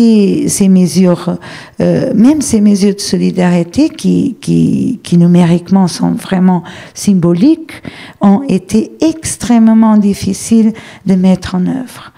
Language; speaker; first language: French; non-native, fluent; Portuguese